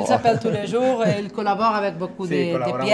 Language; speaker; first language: French; non-native, fluent; Spanish